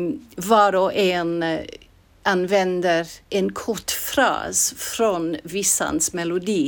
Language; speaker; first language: Swedish; non-native, fluent; English